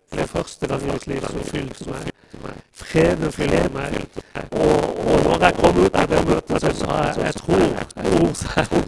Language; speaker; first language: Norwegian; non-native, fluent; Persian